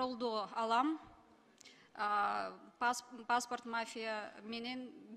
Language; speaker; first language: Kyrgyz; non-native, learner; Russian